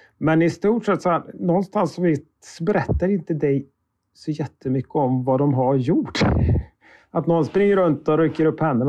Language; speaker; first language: Swedish; native; Swedish